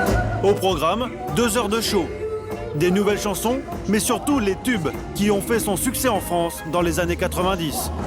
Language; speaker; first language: French; native; French